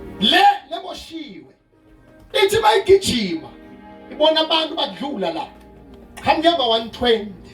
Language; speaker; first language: Zulu; non-native, local second language; Swati